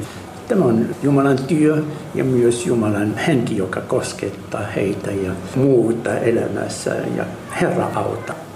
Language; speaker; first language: Finnish; non-native, fluent; Arabic